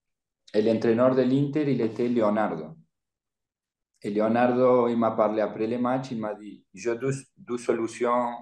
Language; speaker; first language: French; non-native, fluent; Spanish